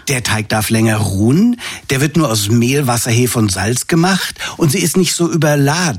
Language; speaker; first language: German; native; German